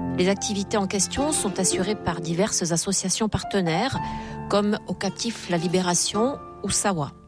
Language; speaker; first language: French; native; French